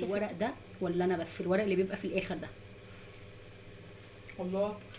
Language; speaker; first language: Arabic; native; Arabic